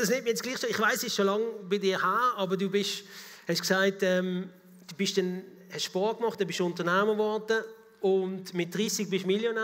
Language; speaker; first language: German; native; German